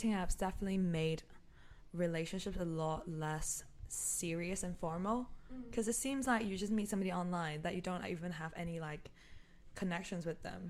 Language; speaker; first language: English; non-native, local second language; Cantonese